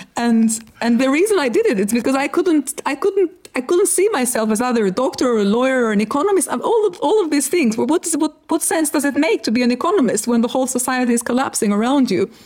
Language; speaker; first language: English; non-native, fluent; Albanian